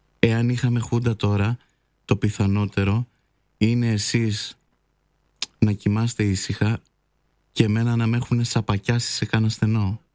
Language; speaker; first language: Greek; native; Greek